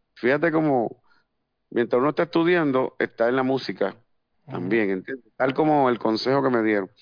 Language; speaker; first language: Spanish; native; Spanish